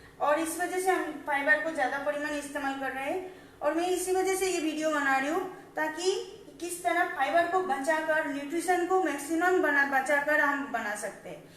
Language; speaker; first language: Hindi; non-native, local second language; Marathi